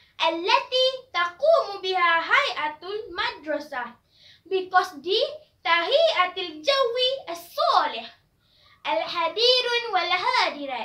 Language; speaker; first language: Arabic; non-native, learner; Malay